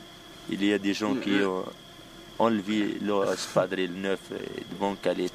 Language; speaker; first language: French; non-native, local second language; Arabic